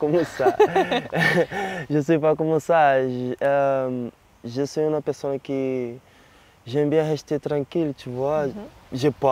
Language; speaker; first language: French; non-native, learner; Portuguese